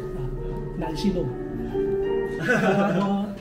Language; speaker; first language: Korean; non-native, learner; Filipino